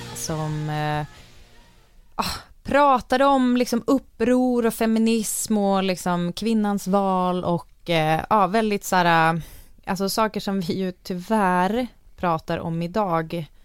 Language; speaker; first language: Swedish; native; Swedish